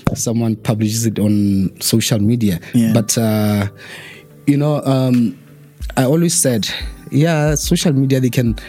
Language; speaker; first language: English; non-native, local second language; Tswana